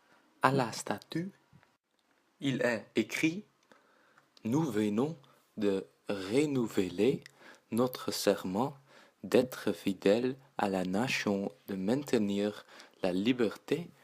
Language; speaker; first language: French; native; French